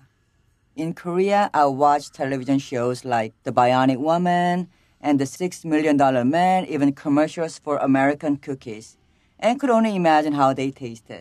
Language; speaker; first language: English; non-native, fluent; Korean